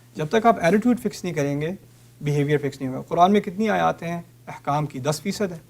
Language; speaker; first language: Urdu; early bilingual, heritage; Urdu